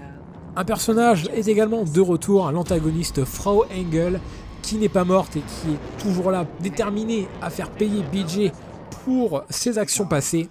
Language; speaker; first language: French; native; French